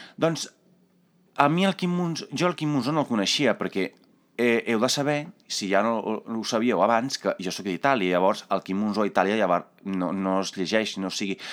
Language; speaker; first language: Catalan; non-native, fluent; Italian